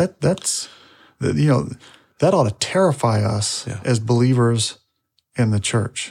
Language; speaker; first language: English; native; English